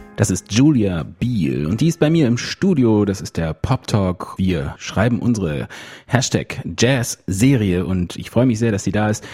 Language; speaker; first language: German; native; German